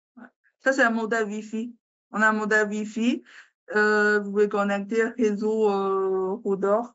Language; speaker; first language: French; non-native, learner; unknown